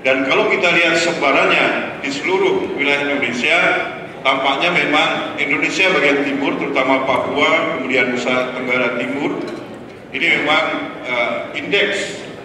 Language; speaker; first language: Indonesian; native; Indonesian